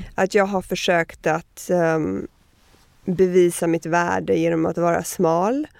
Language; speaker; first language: Swedish; early bilingual, heritage; Swedish